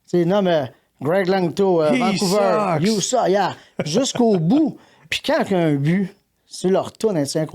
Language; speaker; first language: French; native; French